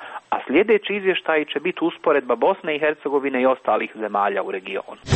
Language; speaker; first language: Croatian; native; Croatian